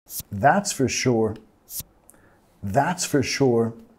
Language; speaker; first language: English; native; English